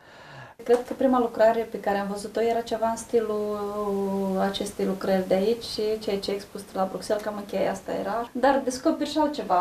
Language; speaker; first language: Romanian; native; Romanian